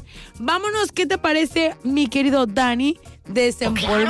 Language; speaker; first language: Spanish; native; Spanish